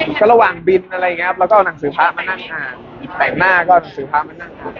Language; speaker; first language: Thai; native; Thai